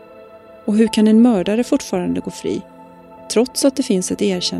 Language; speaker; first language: Swedish; native; Swedish